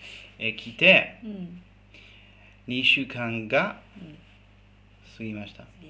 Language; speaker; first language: Japanese; non-native, fluent; English